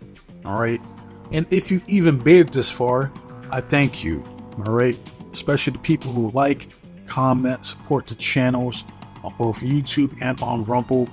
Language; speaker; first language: English; native; English